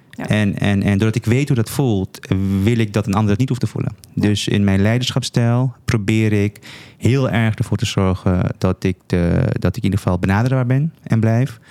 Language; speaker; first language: Dutch; native; Dutch